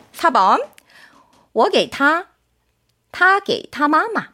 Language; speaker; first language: Chinese; non-native, fluent; Korean